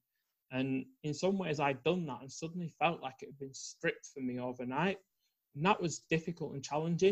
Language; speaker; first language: English; native; English